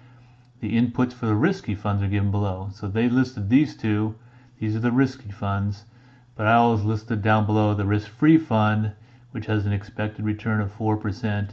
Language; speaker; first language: English; native; English